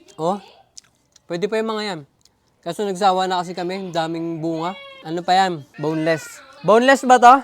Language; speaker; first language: Filipino; native; Filipino